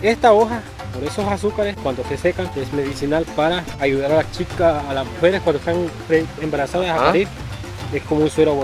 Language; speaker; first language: Spanish; native; Spanish